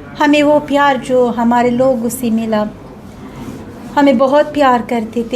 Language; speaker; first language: Hindi; non-native, learner; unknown